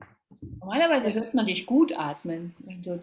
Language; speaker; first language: German; native; German